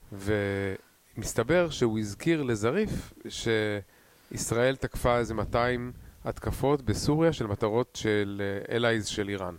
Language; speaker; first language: Hebrew; native; Hebrew